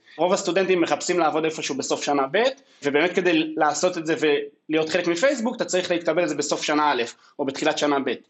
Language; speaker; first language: Hebrew; native; Hebrew